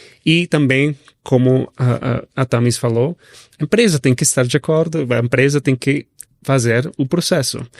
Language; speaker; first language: Portuguese; non-native, fluent; Spanish